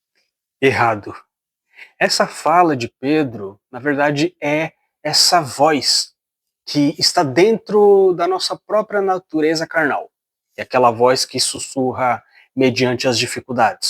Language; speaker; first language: Portuguese; native; Portuguese